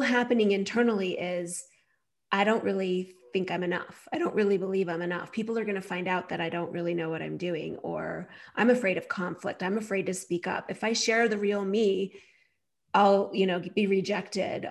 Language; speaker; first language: English; native; English